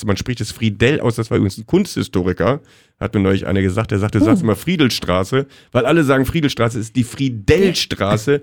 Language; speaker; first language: German; native; German